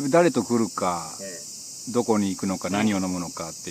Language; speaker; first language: Japanese; native; Japanese